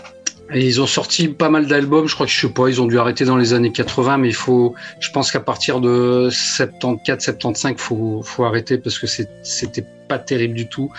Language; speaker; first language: French; native; French